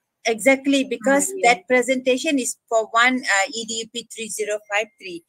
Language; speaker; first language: English; non-native, local second language; Malay